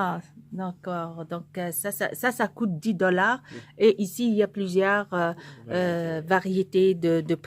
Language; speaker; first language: French; non-native, local second language; Arabic